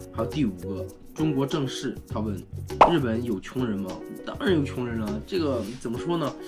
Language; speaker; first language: Chinese; native; Chinese